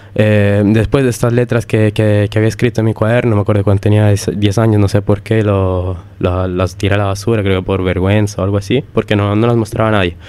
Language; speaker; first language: Spanish; early bilingual, heritage; Italian